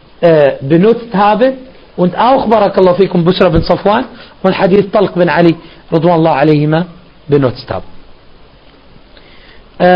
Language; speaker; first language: German; non-native, fluent; Arabic